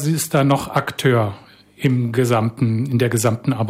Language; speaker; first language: German; native; German